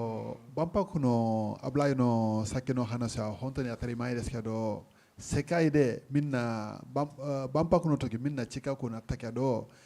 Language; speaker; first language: Japanese; non-native, learner; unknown